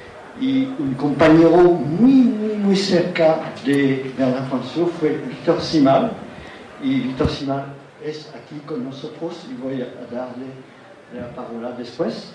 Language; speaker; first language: Spanish; non-native, learner; French